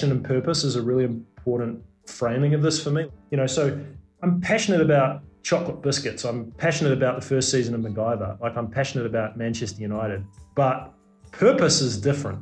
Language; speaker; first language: English; native; English